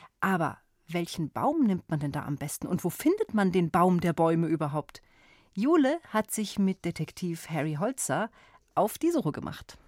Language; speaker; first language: German; native; German